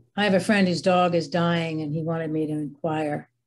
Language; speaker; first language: English; native; English